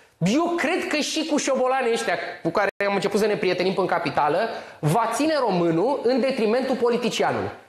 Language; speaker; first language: Romanian; native; Romanian